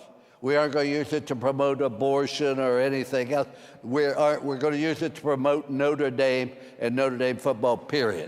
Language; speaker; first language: English; native; English